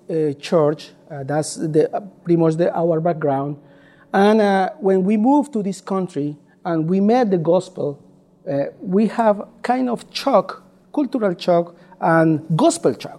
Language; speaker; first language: English; non-native, learner; Spanish